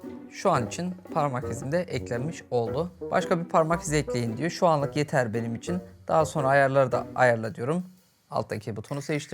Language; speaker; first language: Turkish; native; Turkish